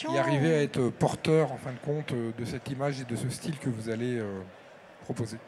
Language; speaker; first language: French; native; French